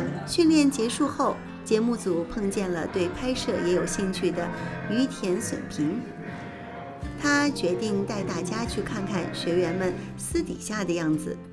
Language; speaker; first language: Chinese; native; Chinese